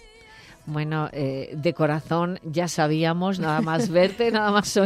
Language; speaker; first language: Spanish; native; Spanish